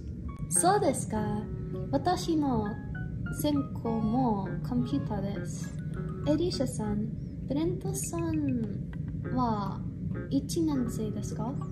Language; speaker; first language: Japanese; non-native, learner; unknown